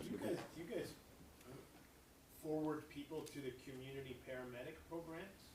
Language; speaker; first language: English; native; English